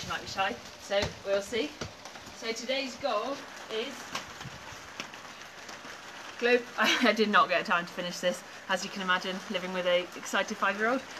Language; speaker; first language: English; native; English